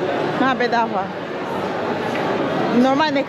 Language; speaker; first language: Turkish; non-native, learner; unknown